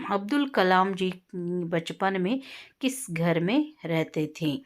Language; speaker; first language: Hindi; non-native, local second language; Kannada